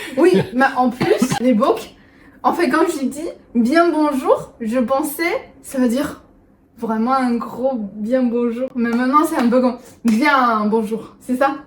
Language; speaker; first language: French; non-native, fluent; Chinese